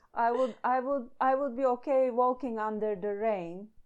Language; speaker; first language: English; non-native, fluent; Turkish